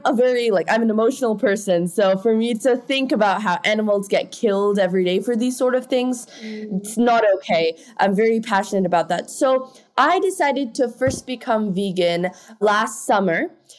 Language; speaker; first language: English; non-native, local second language; Hindi